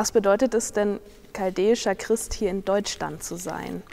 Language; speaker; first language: German; native; German